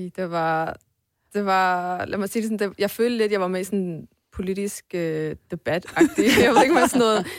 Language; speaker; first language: Danish; early bilingual, other home language; Armenian